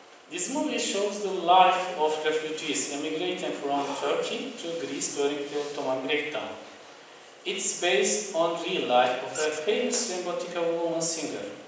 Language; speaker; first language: English; non-native, fluent; Turkish